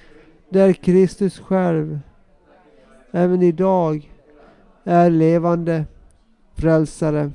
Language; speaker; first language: Swedish; non-native, local second language; Finnish